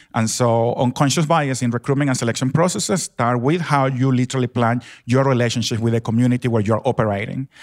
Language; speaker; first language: English; non-native, fluent; Spanish